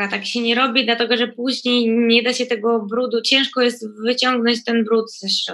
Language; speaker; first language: Polish; non-native, fluent; Ukrainian